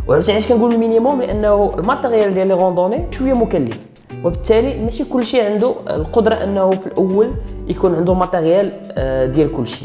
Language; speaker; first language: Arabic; native; Arabic